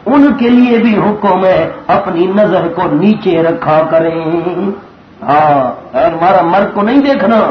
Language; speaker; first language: Urdu; non-native, local second language; Pashto